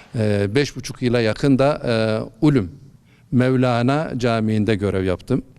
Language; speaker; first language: Turkish; native; Turkish